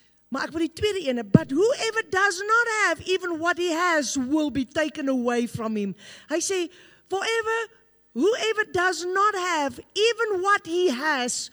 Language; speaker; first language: English; non-native, local second language; Afrikaans